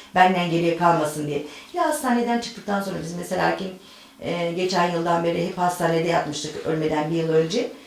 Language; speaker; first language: Turkish; native; Turkish